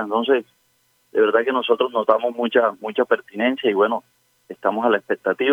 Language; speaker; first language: Spanish; native; Spanish